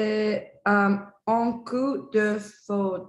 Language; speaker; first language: French; non-native, learner; Spanish